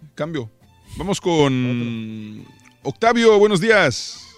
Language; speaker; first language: Spanish; native; Spanish